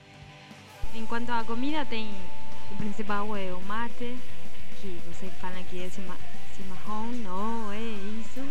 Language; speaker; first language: Portuguese; non-native, learner; Spanish